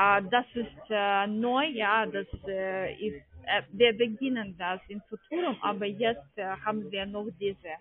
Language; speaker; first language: German; non-native, learner; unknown